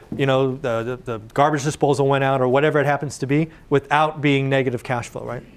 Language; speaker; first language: English; native; English